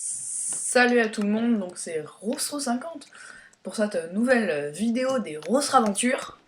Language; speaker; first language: French; native; French